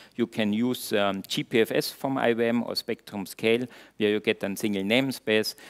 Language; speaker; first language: English; non-native, fluent; German